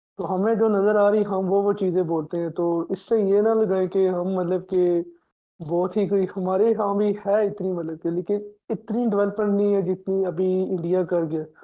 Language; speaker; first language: Urdu; non-native, local second language; Punjabi